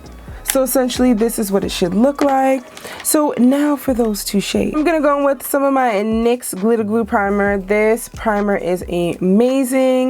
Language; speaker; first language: English; native; English